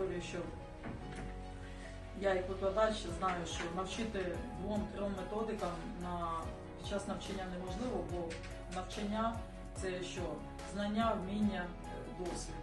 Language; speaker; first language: Ukrainian; native; Ukrainian